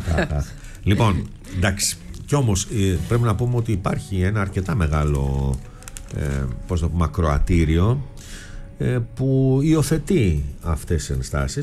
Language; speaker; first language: Greek; native; Greek